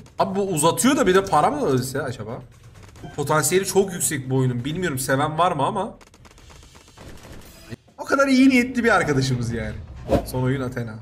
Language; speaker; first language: Turkish; native; Turkish